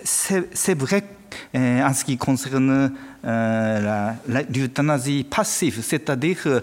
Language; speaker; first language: French; non-native, fluent; Japanese